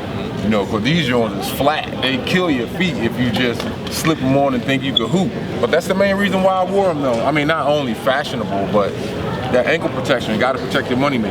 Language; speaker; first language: English; native; English